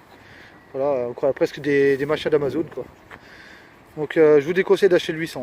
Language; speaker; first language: French; native; French